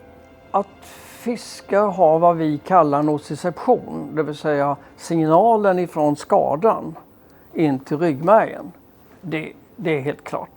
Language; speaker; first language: Swedish; native; Swedish